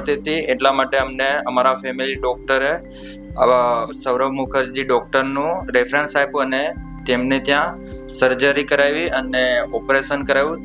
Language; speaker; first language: Gujarati; native; Gujarati